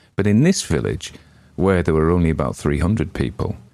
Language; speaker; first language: English; native; English